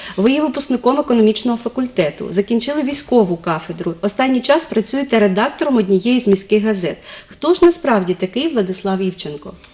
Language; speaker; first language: Ukrainian; native; Ukrainian